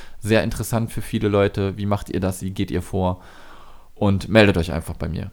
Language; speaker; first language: German; native; German